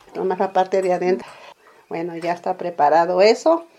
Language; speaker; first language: Spanish; native; Spanish